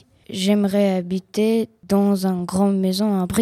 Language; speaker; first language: French; non-native, learner; Ukrainian